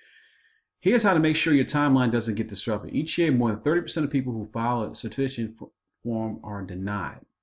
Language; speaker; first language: English; native; English